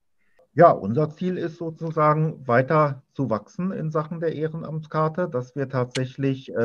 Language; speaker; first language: German; native; German